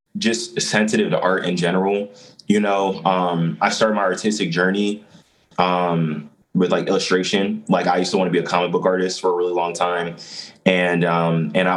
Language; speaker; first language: English; native; English